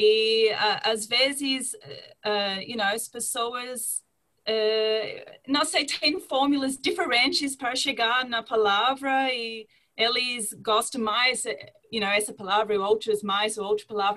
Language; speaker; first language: Portuguese; non-native, fluent; English